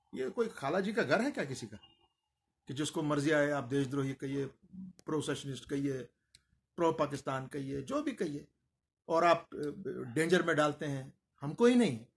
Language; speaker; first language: Hindi; non-native, local second language; Kashmiri